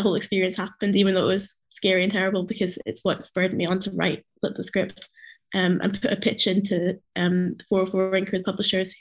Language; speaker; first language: English; native; English